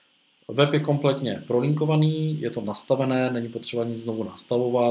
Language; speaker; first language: Czech; native; Czech